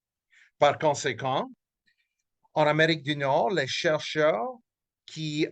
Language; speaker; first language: French; non-native, local second language; English